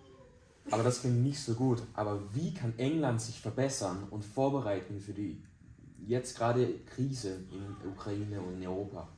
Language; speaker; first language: German; non-native, learner; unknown